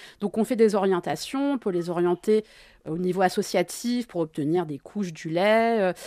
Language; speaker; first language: French; native; French